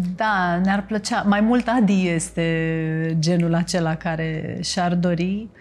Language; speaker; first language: Romanian; native; Romanian